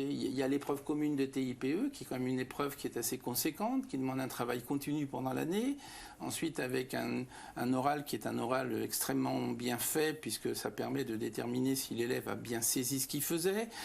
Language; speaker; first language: French; native; French